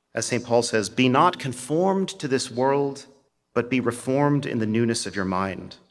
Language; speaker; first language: English; native; English